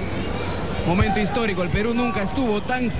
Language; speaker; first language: Spanish; native; Spanish